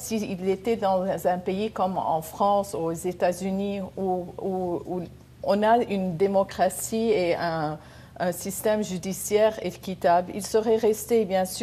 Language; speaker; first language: French; non-native, local second language; Arabic